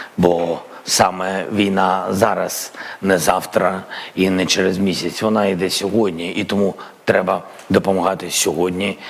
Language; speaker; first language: Ukrainian; non-native, local second language; Russian